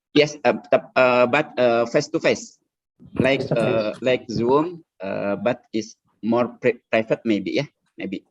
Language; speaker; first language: English; non-native, learner; Indonesian